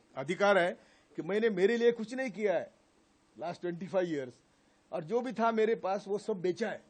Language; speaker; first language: Hindi; non-native, local second language; Marathi